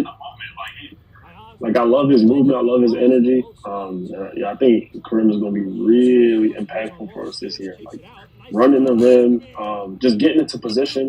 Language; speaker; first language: English; native; English